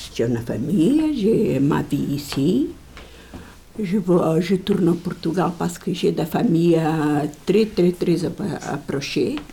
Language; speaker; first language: French; non-native, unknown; Portuguese